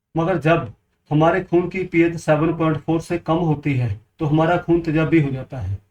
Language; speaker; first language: Hindi; non-native, local second language; Punjabi